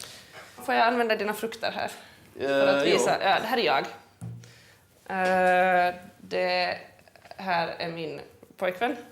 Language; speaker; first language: Swedish; native; Swedish